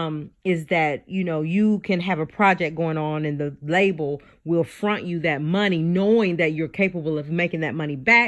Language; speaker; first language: English; native; English